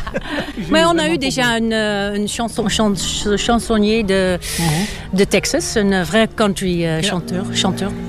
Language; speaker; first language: French; non-native, fluent; Dutch